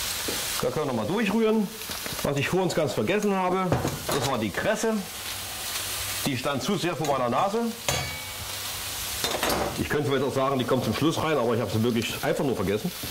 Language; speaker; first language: German; native; German